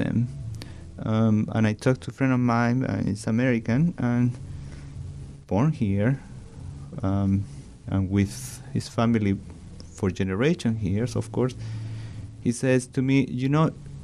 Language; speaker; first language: English; non-native, learner; Spanish